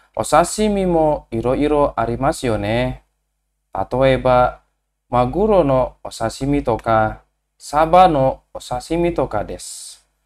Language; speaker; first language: Japanese; non-native, fluent; Indonesian